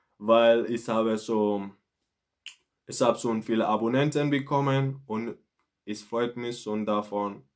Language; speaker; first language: German; non-native, learner; Mandingo